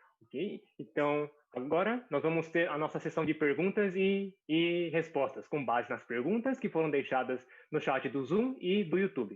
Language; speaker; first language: Portuguese; native; Portuguese